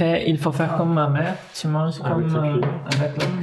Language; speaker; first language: French; non-native, fluent; Portuguese